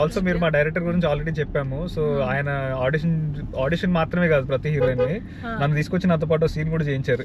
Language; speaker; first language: Telugu; native; Telugu